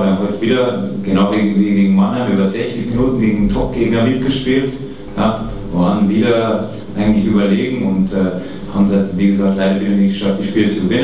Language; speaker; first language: German; native; German